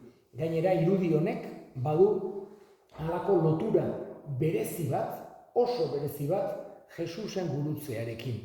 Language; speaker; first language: Basque; native; Basque